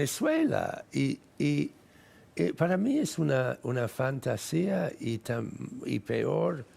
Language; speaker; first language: Spanish; non-native, fluent; English